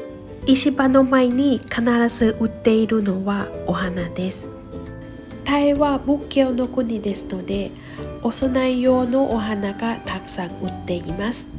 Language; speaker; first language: Japanese; non-native, fluent; Thai